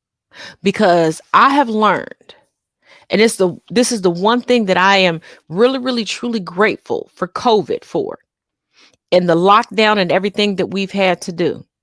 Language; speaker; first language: English; native; English